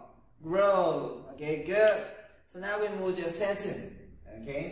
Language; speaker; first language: English; non-native, learner; Vietnamese